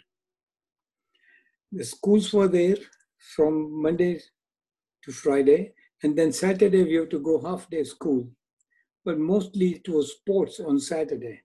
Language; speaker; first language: English; non-native, local second language; Gujarati